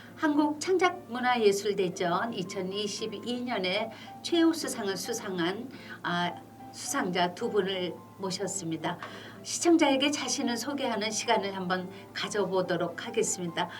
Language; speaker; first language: Korean; native; Korean